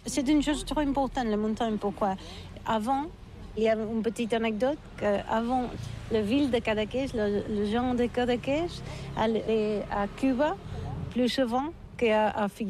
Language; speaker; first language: French; non-native, learner; Catalan